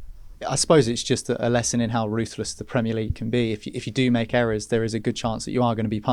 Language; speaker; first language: English; native; English